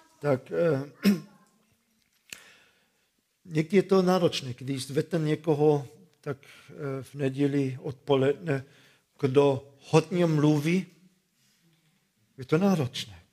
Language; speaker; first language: Czech; non-native, fluent; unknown